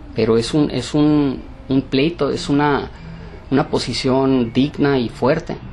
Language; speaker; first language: Spanish; early bilingual, heritage; Spanish